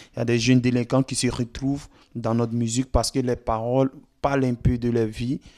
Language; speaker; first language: French; non-native, local second language; Dyula